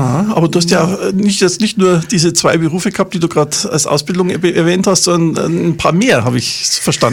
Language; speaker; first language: German; native; German